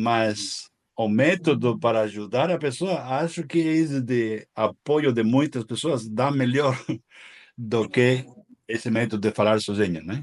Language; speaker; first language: Portuguese; non-native, fluent; Spanish